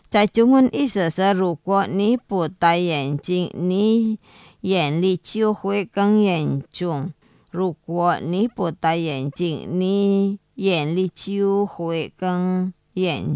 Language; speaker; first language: Chinese; non-native, learner; Indonesian